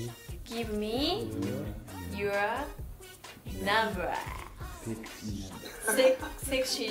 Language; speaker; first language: English; non-native, learner; Japanese